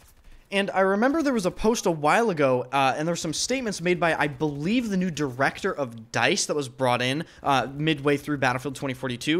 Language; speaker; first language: English; native; English